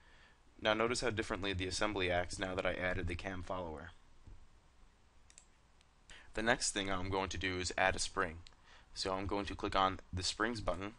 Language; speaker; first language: English; native; English